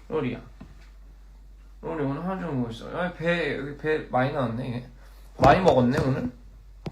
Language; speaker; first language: Korean; early bilingual, heritage; English